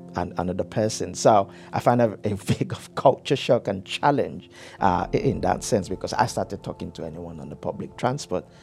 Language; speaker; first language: English; non-native, local second language; Yoruba